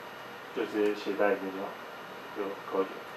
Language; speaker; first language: Chinese; native; Chinese